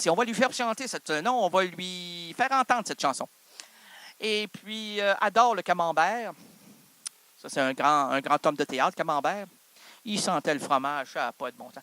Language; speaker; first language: French; native; French